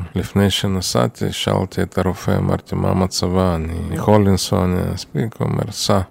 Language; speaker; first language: Hebrew; non-native, fluent; Yiddish